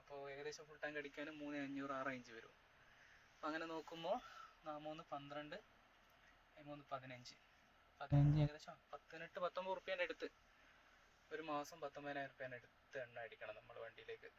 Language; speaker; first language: Malayalam; native; Malayalam